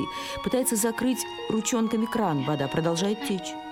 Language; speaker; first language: Russian; native; Russian